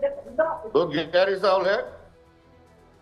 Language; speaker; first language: Hindi; non-native, learner; Bangla